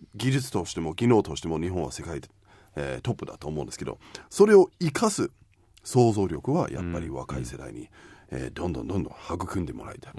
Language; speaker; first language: Japanese; non-native, fluent; English